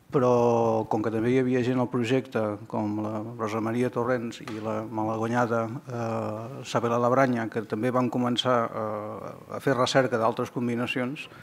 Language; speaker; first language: Catalan; native; Catalan